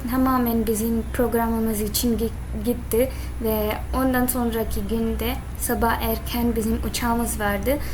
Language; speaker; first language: Turkish; non-native, learner; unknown